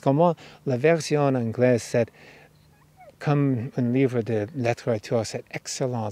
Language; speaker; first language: French; non-native, fluent; English